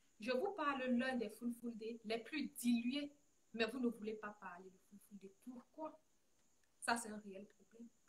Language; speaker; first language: French; non-native, local second language; Fula